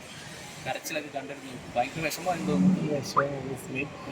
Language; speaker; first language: Malayalam; native; Malayalam